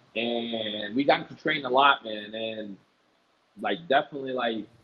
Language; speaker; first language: English; non-native, fluent; Portuguese